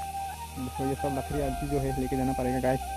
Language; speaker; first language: Hindi; non-native, local second language; Karbi